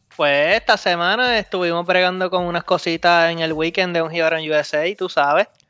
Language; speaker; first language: Spanish; native; Spanish